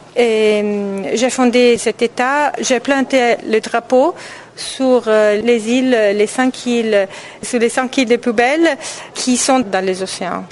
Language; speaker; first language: French; non-native, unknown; Italian